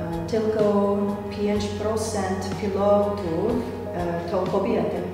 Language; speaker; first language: Polish; non-native, learner; English